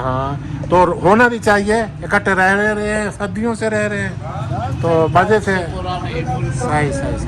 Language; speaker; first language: Hindi; non-native, local second language; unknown